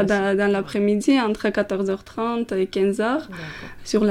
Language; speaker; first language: French; non-native, fluent; Armenian